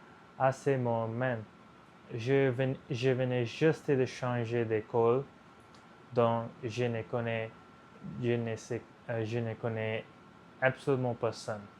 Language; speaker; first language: French; non-native, learner; Punjabi